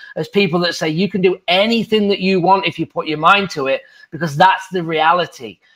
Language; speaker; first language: English; native; English